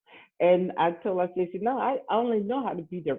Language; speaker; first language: English; native; English